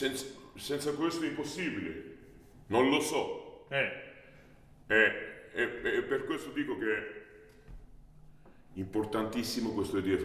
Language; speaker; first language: Italian; non-native, learner; Georgian